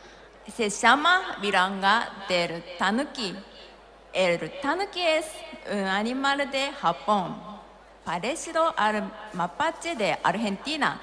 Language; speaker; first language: Spanish; non-native, fluent; Japanese